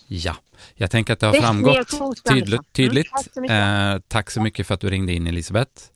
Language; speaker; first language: Swedish; native; Swedish